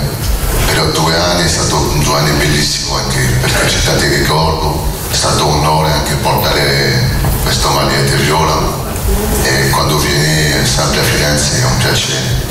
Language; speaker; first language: Italian; non-native, fluent; French